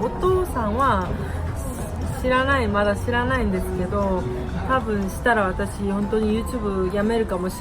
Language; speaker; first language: Japanese; non-native, fluent; Korean